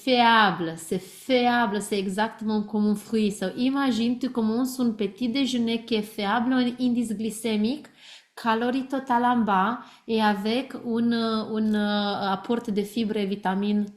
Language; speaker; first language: French; non-native, learner; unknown